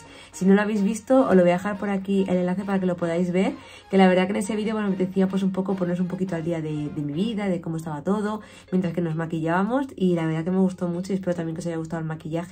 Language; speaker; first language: Spanish; native; Spanish